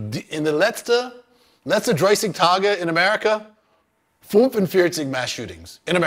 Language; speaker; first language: German; non-native, learner; English